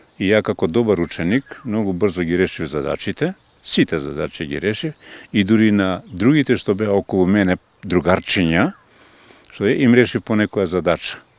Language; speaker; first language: Macedonian; native; Macedonian